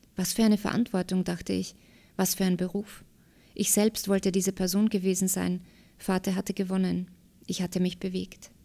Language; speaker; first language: German; early bilingual, other home language; Slovak